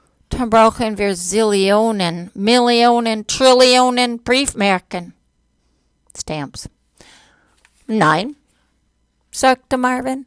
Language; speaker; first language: German; non-native, fluent; English